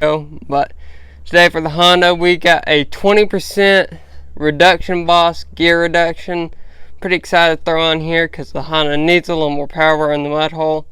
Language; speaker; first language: English; native; English